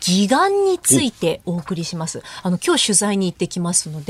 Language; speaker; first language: Japanese; native; Japanese